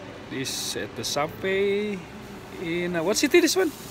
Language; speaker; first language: English; non-native, learner; Indonesian